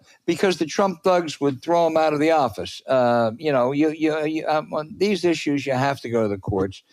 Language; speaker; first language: English; native; English